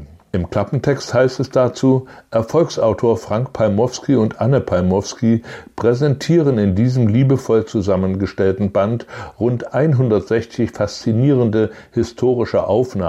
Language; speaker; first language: German; native; German